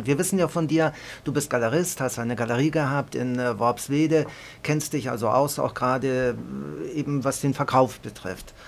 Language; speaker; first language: German; native; German